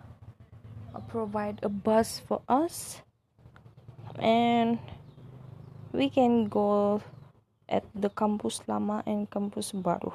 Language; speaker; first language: English; non-native, local second language; Malay